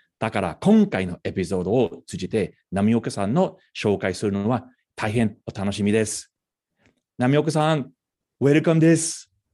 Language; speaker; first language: Japanese; non-native, fluent; English